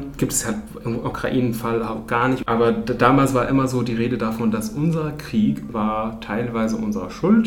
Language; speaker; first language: German; non-native, fluent; Arabic